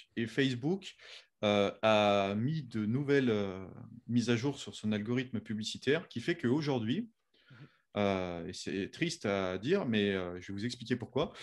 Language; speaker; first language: French; native; French